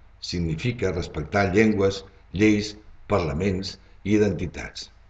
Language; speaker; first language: Catalan; native; Catalan